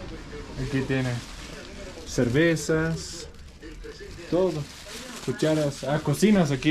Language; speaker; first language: Spanish; non-native, learner; Danish